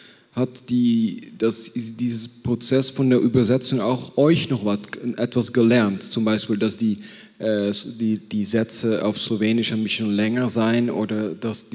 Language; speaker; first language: German; non-native, fluent; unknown